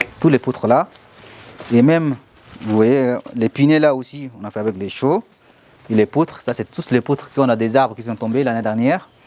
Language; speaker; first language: French; non-native, learner; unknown